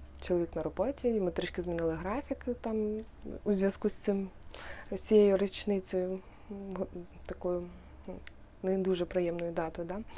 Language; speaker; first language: Ukrainian; non-native, local second language; Russian